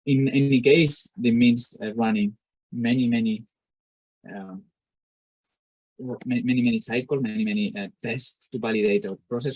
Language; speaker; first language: English; non-native, fluent; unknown